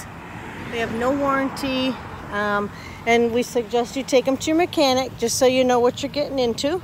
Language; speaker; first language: English; native; English